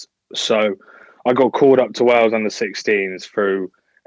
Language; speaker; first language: English; native; English